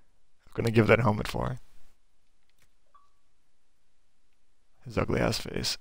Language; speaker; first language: English; native; English